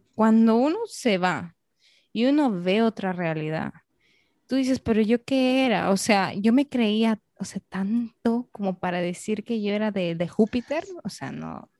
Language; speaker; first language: Spanish; native; Spanish